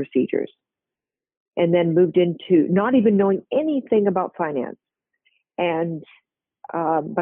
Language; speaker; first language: English; native; English